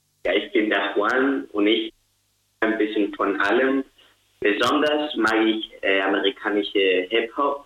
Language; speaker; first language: German; non-native, learner; Spanish